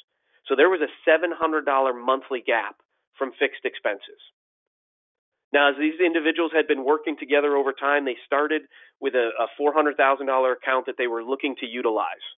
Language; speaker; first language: English; native; English